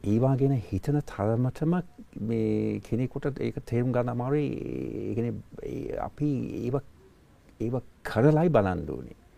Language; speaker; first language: Sinhala; non-native, fluent; English